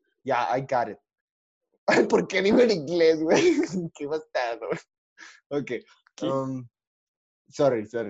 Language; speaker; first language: Spanish; native; Spanish